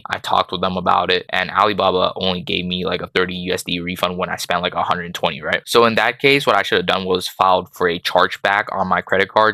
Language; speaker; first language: English; native; English